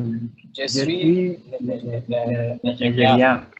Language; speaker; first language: French; non-native, learner; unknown